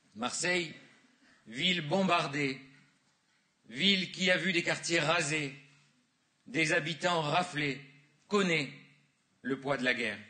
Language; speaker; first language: French; native; French